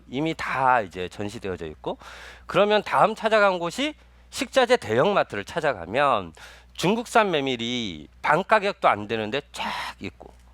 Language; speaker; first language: Korean; native; Korean